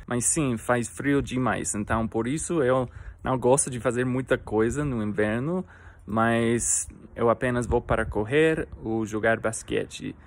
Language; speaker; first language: Portuguese; non-native, fluent; English